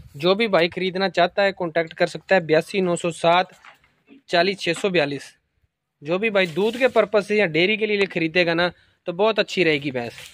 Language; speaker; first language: Hindi; non-native, local second language; Punjabi